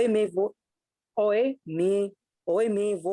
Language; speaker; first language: Spanish; non-native, learner; Hindi